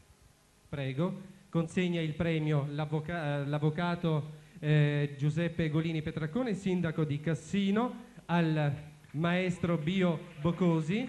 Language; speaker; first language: Italian; native; Italian